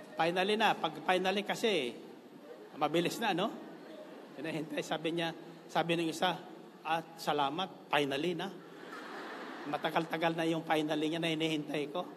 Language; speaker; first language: Filipino; non-native, local second language; Bikol